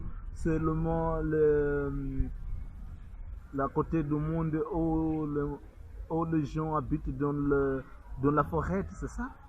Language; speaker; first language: French; non-native, learner; Portuguese